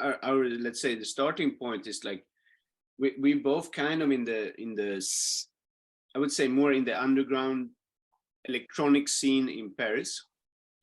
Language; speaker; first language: English; non-native, fluent; French